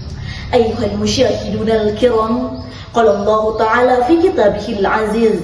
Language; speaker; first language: Arabic; non-native, learner; Indonesian